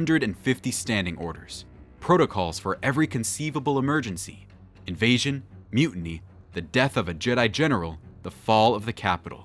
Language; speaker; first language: English; native; English